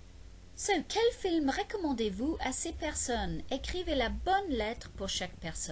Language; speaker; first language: French; non-native, fluent; English